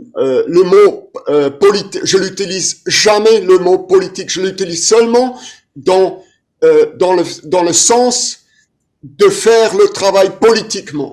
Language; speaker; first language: French; non-native, fluent; German